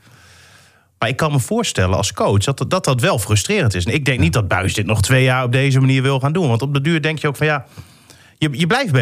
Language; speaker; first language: Dutch; native; Dutch